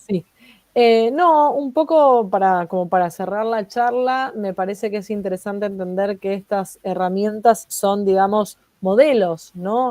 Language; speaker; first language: Spanish; native; Spanish